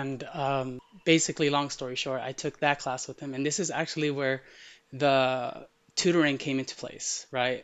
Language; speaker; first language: English; early bilingual, other home language; Arabic